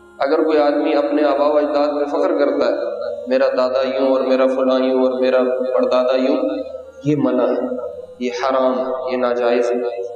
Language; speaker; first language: Urdu; non-native, local second language; Punjabi